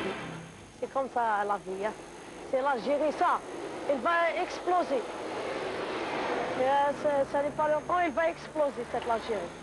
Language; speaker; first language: French; non-native, learner; Arabic